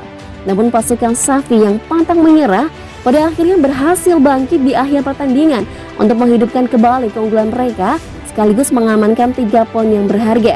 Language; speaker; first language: Indonesian; native; Indonesian